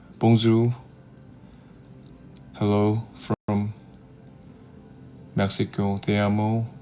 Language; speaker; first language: English; non-native, fluent; Korean